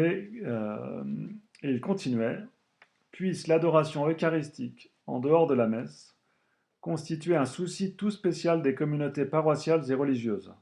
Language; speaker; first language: French; native; French